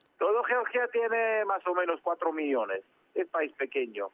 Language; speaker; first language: Spanish; non-native, fluent; Georgian